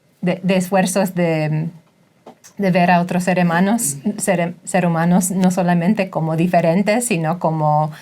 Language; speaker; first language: Spanish; non-native, fluent; English